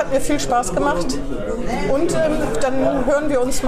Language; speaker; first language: German; native; German